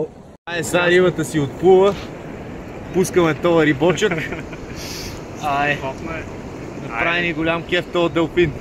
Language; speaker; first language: Bulgarian; native; Bulgarian